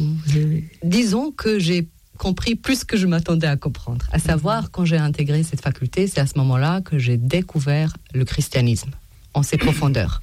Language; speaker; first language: French; non-native, fluent; Serbian